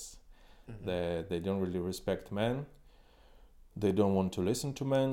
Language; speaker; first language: English; non-native, fluent; Ukrainian